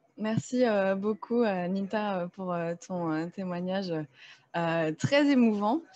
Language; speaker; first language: French; native; French